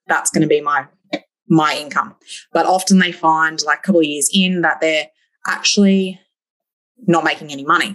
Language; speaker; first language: English; native; English